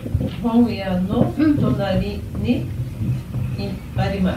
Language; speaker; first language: Japanese; non-native, learner; Portuguese